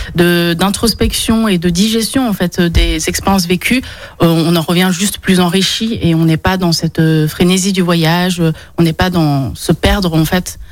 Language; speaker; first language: French; early bilingual, other home language; Chinese